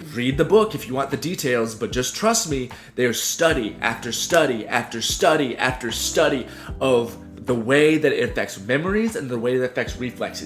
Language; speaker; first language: English; native; English